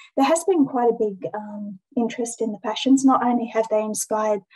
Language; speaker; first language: English; native; English